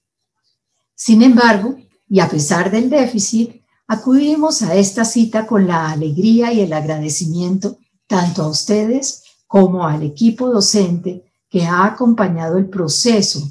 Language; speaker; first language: Spanish; native; Spanish